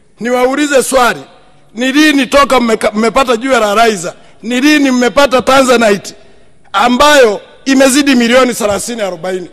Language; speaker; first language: Swahili; non-native, local second language; Sukuma